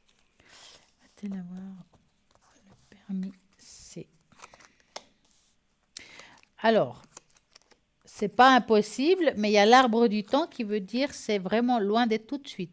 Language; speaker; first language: French; native; French